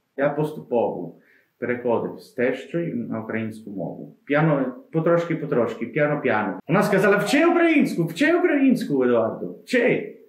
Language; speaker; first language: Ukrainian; non-native, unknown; Italian